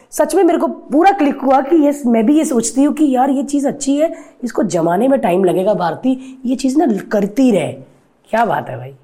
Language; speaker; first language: Hindi; native; Hindi